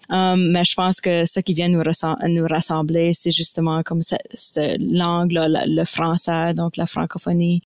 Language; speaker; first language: French; native; French